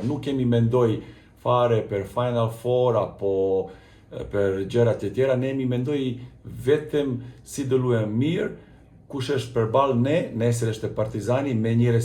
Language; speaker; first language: Albanian; non-native, learner; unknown